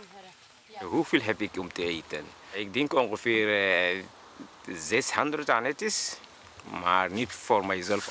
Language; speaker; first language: Dutch; non-native, learner; Arabic